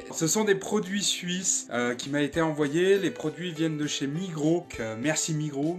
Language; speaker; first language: French; native; French